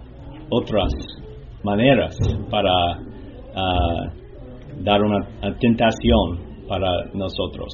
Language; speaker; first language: Spanish; non-native, learner; English